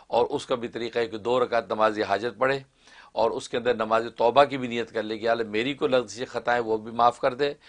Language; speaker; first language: Urdu; non-native, local second language; Kashmiri